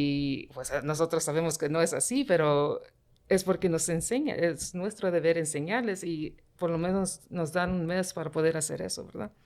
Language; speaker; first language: Spanish; early bilingual, heritage; Spanish